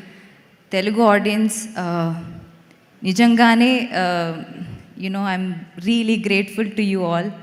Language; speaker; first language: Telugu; non-native, learner; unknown